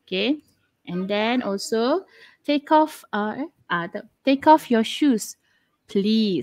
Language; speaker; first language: English; non-native, local second language; Malay